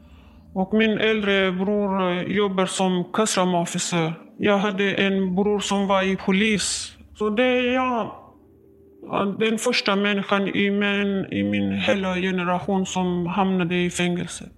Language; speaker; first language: Swedish; non-native, learner; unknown